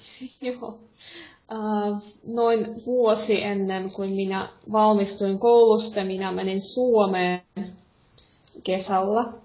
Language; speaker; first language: Finnish; non-native, fluent; Russian